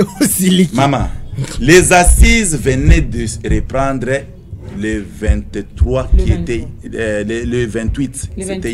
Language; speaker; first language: French; non-native, local second language; Lingala